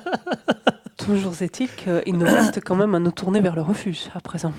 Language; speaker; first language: French; native; French